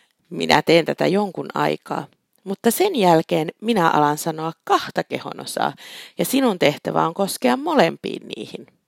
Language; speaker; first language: Finnish; native; Finnish